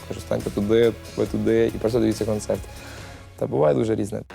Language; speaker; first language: Ukrainian; native; Ukrainian